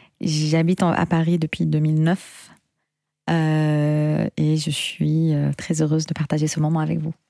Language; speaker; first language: French; non-native, fluent; Arabic